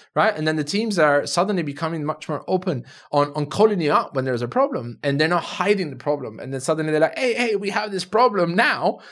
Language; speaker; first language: English; non-native, fluent; Turkish